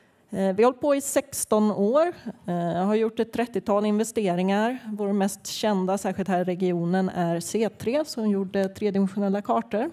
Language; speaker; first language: Swedish; native; Swedish